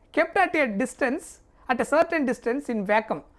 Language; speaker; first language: English; non-native, local second language; Tamil